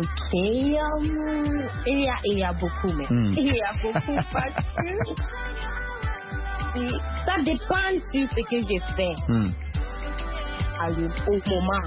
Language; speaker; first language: French; non-native, learner; Akan